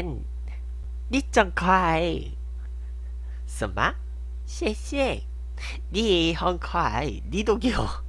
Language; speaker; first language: Chinese; non-native, learner; Korean